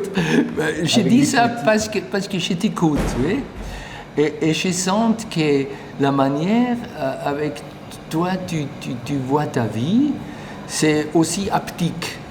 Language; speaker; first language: French; non-native, learner; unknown